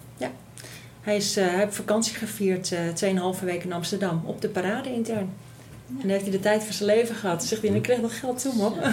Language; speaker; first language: Dutch; native; Dutch